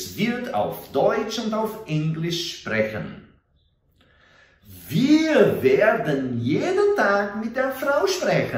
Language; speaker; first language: German; non-native, fluent; Portuguese